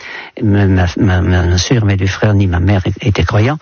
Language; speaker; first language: French; non-native, fluent; Dutch